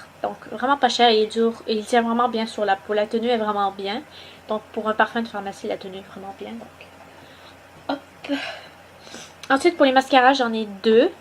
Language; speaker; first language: French; native; French